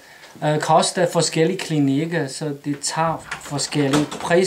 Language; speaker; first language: Danish; non-native, learner; Chinese